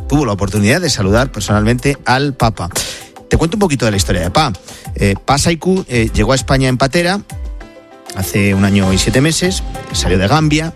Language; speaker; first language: Spanish; native; Spanish